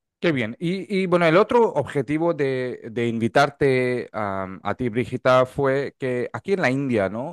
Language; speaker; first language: Spanish; non-native, fluent; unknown